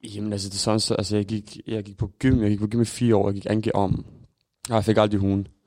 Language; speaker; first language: Danish; early bilingual, other home language; Macedonian